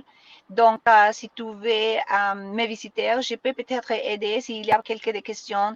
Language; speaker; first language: French; non-native, learner; Spanish